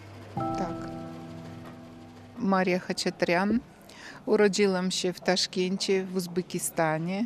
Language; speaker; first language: Polish; early bilingual, heritage; Russian